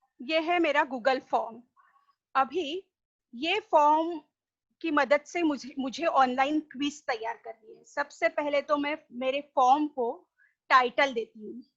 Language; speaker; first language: Hindi; non-native, local second language; Marathi